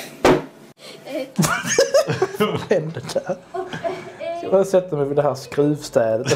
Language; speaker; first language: Swedish; native; Swedish